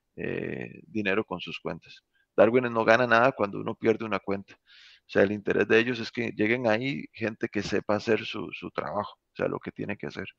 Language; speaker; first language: Spanish; native; Spanish